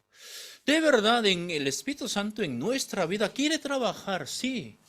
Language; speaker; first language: Spanish; non-native, fluent; Korean